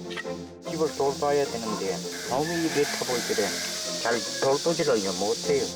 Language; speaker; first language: Korean; native; Korean